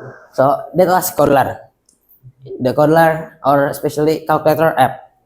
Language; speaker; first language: English; non-native, local second language; Indonesian